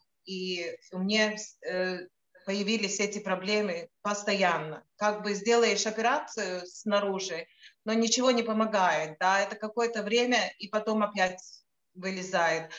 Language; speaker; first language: Russian; non-native, local second language; Latvian